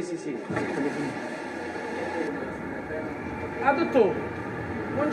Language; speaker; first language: Italian; native; Italian